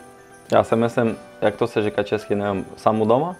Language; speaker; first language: Czech; non-native, learner; Ukrainian